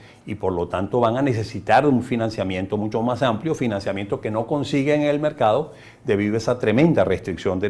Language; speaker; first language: Spanish; native; Spanish